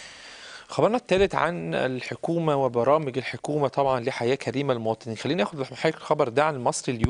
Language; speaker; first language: Arabic; native; Arabic